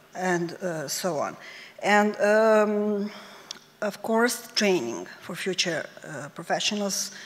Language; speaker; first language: English; non-native, fluent; Serbian